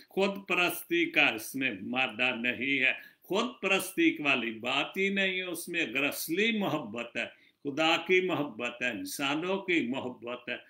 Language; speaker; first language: Urdu; non-native, local second language; Punjabi